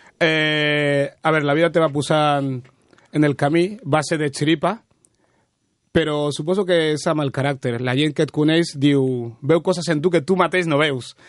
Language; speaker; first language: Catalan; early bilingual, other home language; Spanish